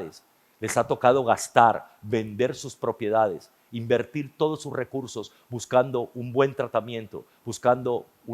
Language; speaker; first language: Spanish; native; Spanish